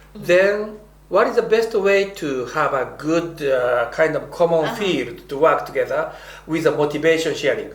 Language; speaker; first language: English; non-native, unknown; Japanese